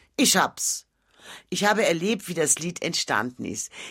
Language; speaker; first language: German; native; German